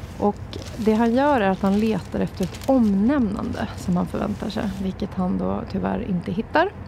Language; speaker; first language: Swedish; native; Swedish